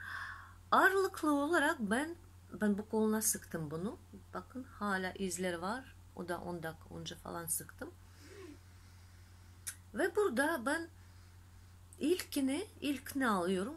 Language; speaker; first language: Turkish; non-native, fluent; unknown